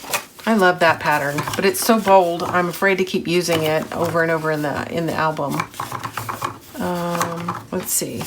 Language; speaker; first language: English; native; English